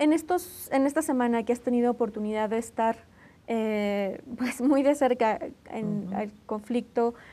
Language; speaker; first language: Spanish; native; Spanish